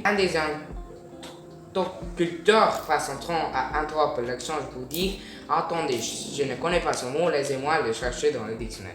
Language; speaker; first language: French; non-native, learner; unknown